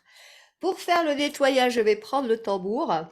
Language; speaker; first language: French; native; French